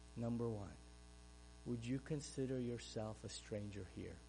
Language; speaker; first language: English; non-native, fluent; Romanian